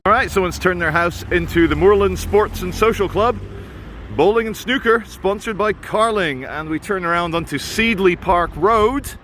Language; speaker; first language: English; native; English